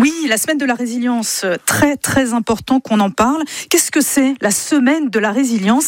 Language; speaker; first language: French; native; French